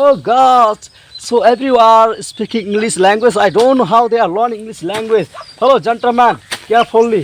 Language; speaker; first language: English; non-native, learner; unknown